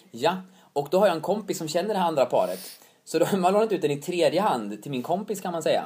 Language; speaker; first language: Swedish; native; Swedish